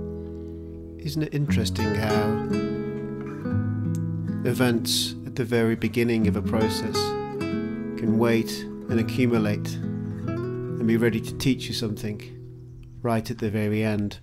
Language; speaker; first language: English; native; English